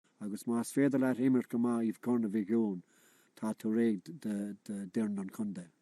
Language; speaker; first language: Irish; non-native, local second language; English